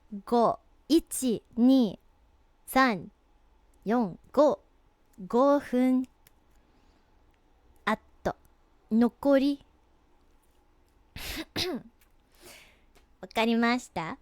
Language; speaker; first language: Japanese; non-native, learner; English